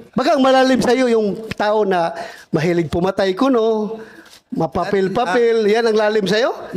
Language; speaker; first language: Filipino; native; Filipino